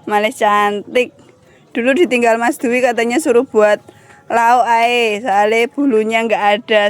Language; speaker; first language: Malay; non-native, local second language; Javanese